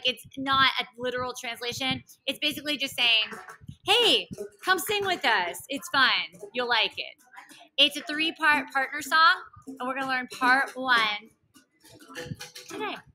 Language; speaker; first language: English; native; English